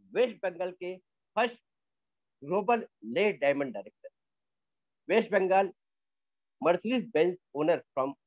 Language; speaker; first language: Hindi; non-native, local second language; Marathi